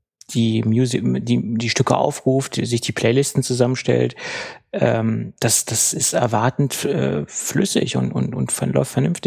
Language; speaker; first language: German; native; German